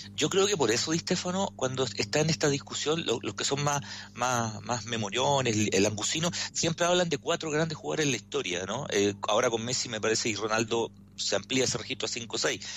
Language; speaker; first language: Spanish; native; Spanish